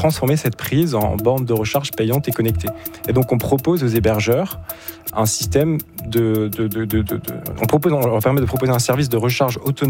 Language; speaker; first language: French; native; French